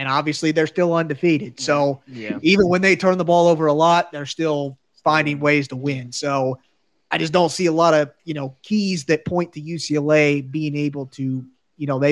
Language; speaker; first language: English; native; English